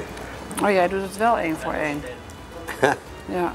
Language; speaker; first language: Dutch; native; Dutch